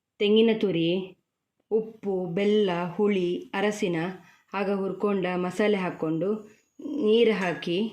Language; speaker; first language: Kannada; non-native, local second language; Tulu